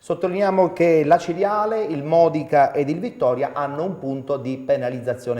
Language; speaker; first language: Italian; native; Italian